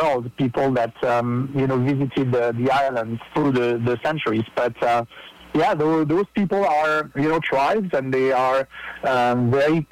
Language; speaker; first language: English; non-native, fluent; French